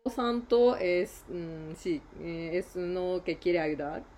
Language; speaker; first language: Spanish; non-native, learner; Japanese